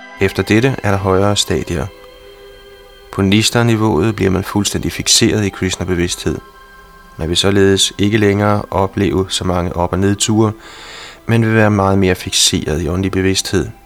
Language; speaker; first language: Danish; native; Danish